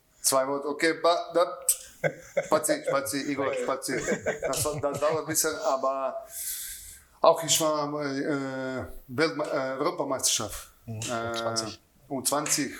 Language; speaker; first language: German; non-native, learner; Croatian